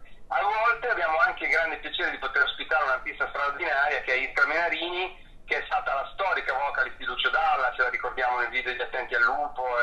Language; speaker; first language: Italian; native; Italian